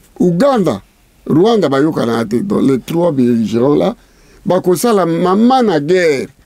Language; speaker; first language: Lingala; native; Lingala